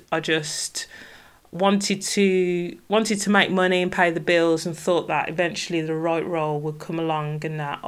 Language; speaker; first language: English; native; English